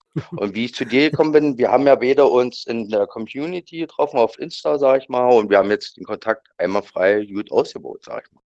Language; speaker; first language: German; native; German